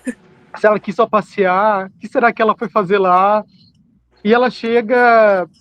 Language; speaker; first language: Portuguese; native; Portuguese